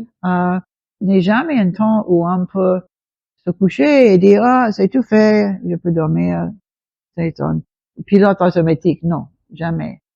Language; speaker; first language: French; non-native, local second language; English